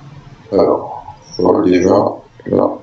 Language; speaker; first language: French; native; French